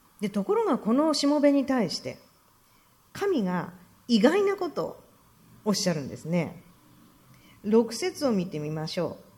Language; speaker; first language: Japanese; native; Japanese